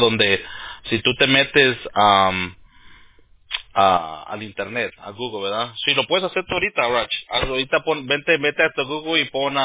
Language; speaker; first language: Spanish; early bilingual, heritage; Spanish